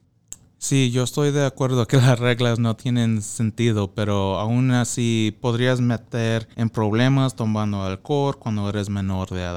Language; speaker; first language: Spanish; non-native, fluent; English